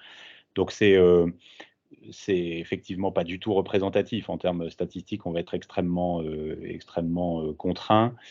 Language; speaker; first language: French; native; French